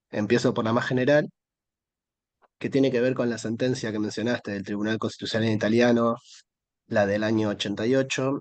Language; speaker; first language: Spanish; native; Spanish